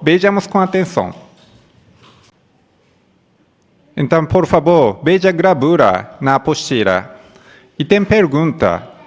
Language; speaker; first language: Portuguese; non-native, fluent; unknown